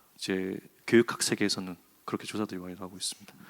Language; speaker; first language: Korean; early bilingual, heritage; Korean